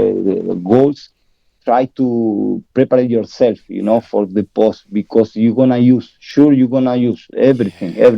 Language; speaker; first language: English; non-native, learner; Spanish